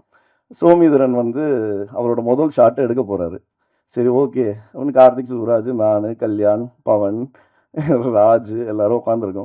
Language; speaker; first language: Tamil; native; Tamil